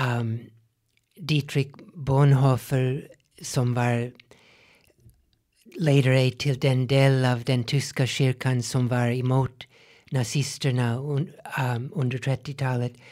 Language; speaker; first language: Swedish; non-native, fluent; English